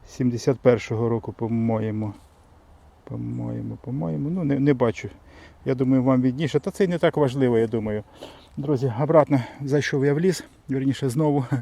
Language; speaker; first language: Ukrainian; non-native, local second language; Russian